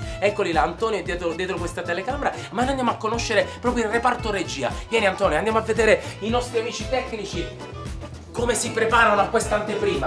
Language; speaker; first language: Italian; native; Italian